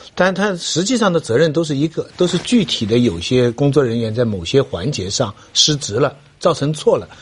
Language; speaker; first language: Chinese; native; Chinese